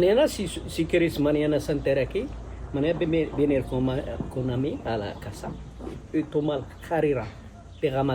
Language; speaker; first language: Spanish; non-native, learner; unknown